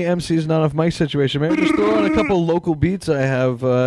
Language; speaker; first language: English; native; English